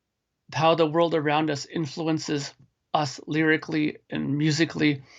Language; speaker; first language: English; native; English